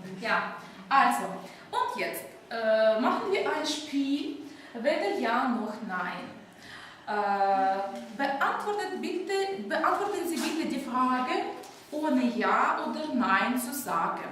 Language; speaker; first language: German; non-native, fluent; Ukrainian